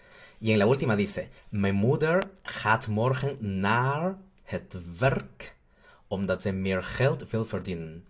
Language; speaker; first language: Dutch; non-native, fluent; Spanish